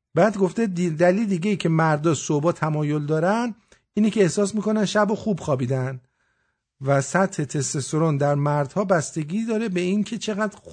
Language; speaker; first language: Persian; native; Persian